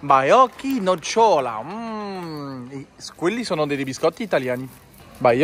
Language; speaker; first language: Italian; early bilingual, heritage; Italian